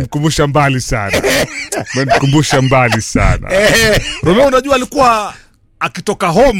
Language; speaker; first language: Swahili; native; Swahili